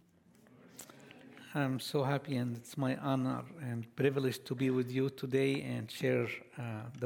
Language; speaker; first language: English; non-native, fluent; Arabic